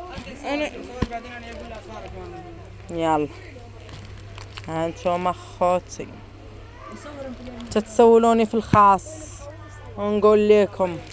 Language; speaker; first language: Arabic; native; Arabic